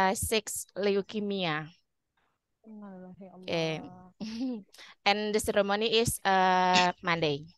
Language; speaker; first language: English; non-native, learner; Indonesian